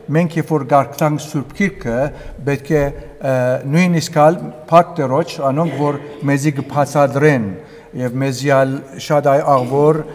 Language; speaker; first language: Armenian; early bilingual, heritage; Armenian